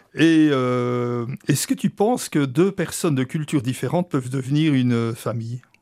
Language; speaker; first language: French; native; French